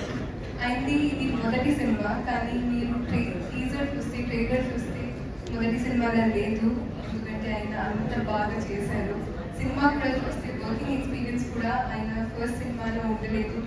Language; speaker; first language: Telugu; non-native, fluent; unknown